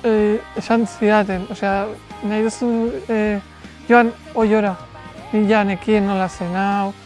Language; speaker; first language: Basque; non-native, local second language; Spanish